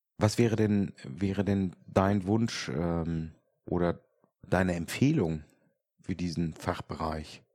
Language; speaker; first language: German; native; German